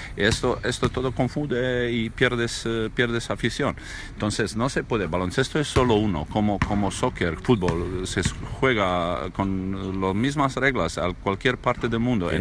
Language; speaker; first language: Spanish; non-native, learner; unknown